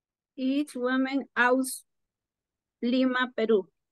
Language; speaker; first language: German; non-native, learner; Spanish